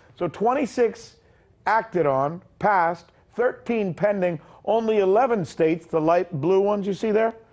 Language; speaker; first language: English; early bilingual, other home language; Spanish